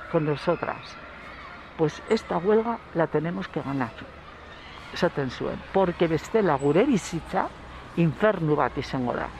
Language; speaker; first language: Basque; non-native, local second language; Spanish